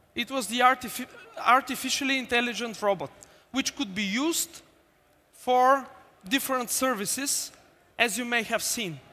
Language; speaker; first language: English; non-native, fluent; Bulgarian